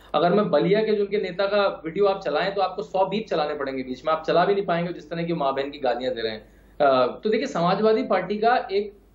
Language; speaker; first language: Hindi; native; Hindi